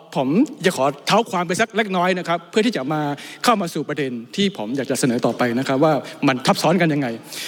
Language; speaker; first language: Thai; non-native, local second language; Hmong